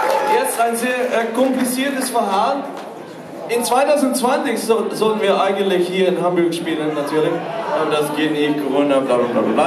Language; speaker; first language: German; non-native, learner; Dutch